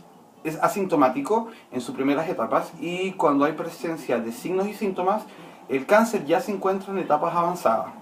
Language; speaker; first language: Spanish; native; Spanish